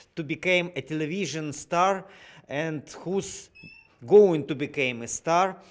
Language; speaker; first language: English; non-native, learner; Russian